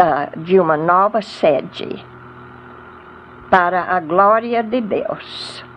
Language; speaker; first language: Portuguese; non-native, fluent; English